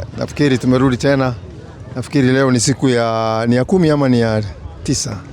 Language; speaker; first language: Swahili; non-native, local second language; Kikuyu